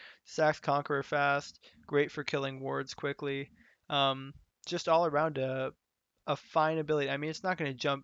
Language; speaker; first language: English; native; English